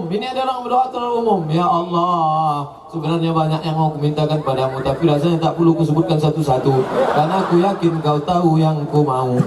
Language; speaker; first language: Indonesian; native; Indonesian